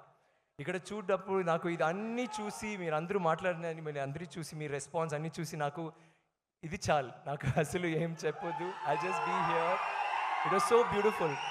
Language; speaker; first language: Telugu; non-native, learner; Tamil